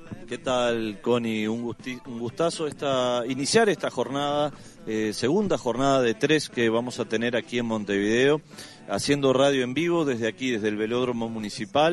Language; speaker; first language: Spanish; native; Spanish